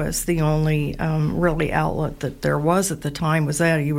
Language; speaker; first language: English; native; English